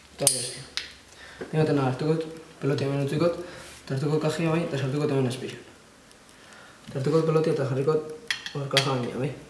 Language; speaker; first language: Basque; native; Basque